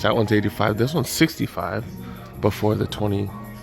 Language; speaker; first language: English; native; English